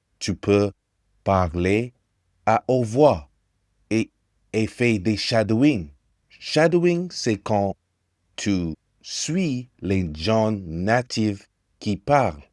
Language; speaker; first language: French; non-native, fluent; English